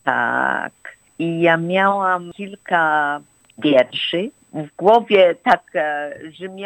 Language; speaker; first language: Polish; early bilingual, heritage; Polish